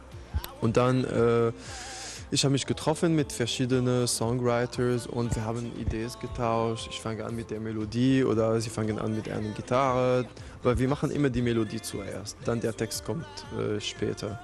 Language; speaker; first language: German; non-native, fluent; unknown